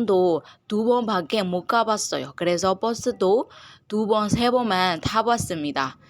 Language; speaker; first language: Korean; non-native, learner; Burmese